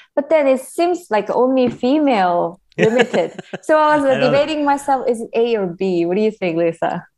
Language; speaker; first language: English; non-native, learner; Korean